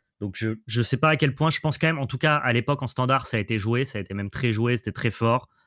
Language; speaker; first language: French; native; French